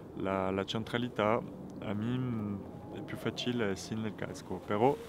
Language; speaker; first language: Italian; non-native, fluent; French